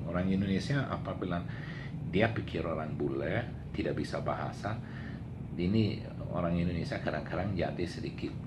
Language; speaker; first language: Indonesian; non-native, learner; Swedish